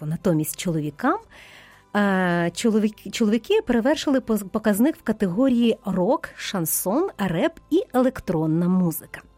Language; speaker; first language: Ukrainian; native; Ukrainian